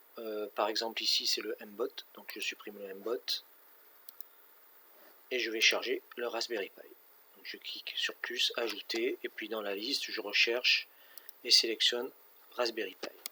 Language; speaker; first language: French; native; French